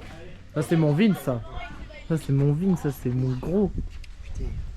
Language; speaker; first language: French; native; French